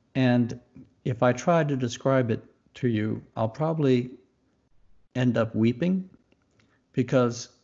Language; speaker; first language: English; native; English